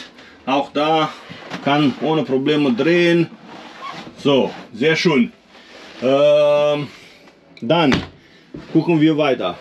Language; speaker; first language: German; non-native, fluent; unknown